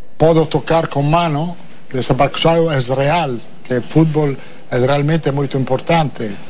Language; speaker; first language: Portuguese; non-native, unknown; Italian